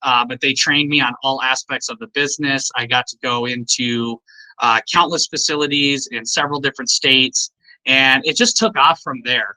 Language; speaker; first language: English; native; English